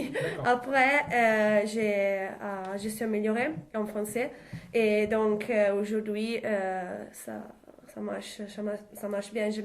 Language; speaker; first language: French; non-native, learner; Italian